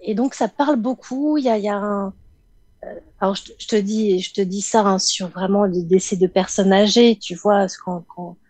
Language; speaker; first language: French; native; French